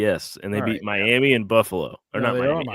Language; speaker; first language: English; native; English